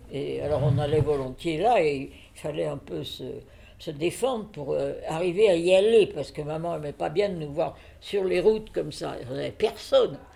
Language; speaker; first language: French; native; French